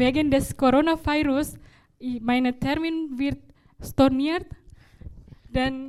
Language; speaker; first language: German; non-native, learner; Indonesian